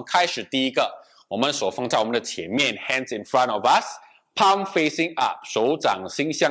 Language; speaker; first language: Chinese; native; Chinese